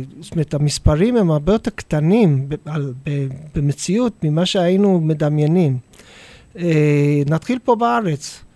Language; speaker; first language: Hebrew; non-native, fluent; English